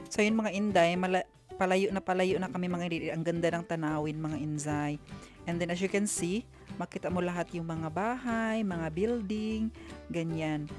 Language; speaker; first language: Filipino; non-native, local second language; Cebuano